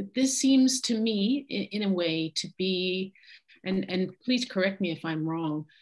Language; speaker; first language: English; native; English